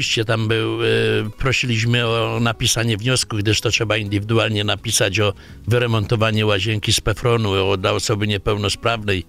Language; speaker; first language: Polish; native; Polish